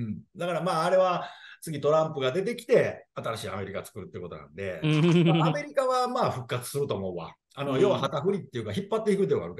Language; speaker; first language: Japanese; native; Japanese